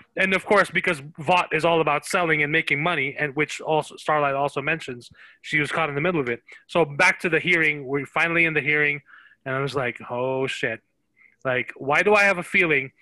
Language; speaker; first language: English; non-native, local second language; Filipino